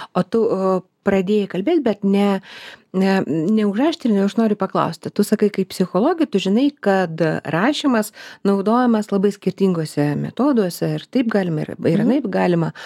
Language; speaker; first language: Lithuanian; non-native, local second language; Russian